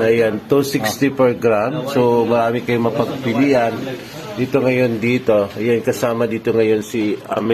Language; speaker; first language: Filipino; native; Filipino